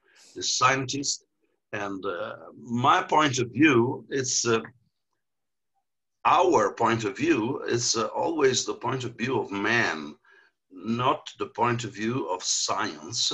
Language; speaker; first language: English; non-native, learner; Italian